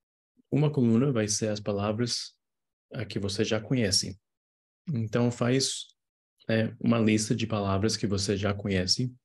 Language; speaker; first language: Portuguese; non-native, fluent; English